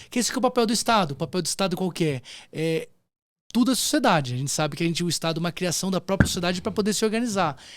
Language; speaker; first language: Portuguese; native; Portuguese